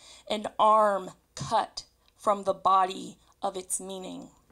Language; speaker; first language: English; native; English